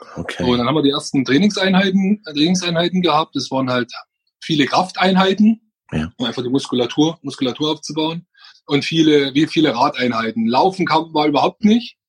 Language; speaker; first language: German; native; German